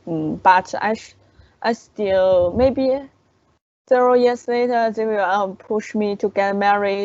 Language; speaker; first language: English; non-native, learner; Chinese